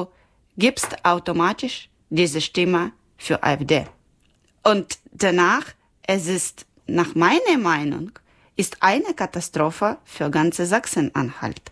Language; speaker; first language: German; non-native, learner; Ukrainian